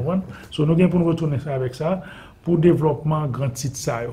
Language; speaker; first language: French; non-native, local second language; Haitian Creole